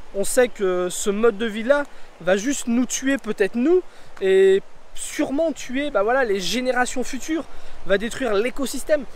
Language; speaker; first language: French; native; French